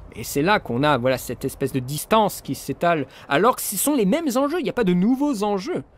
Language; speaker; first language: French; native; French